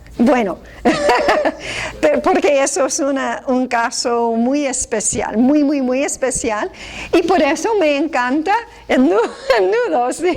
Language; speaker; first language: Spanish; non-native, fluent; English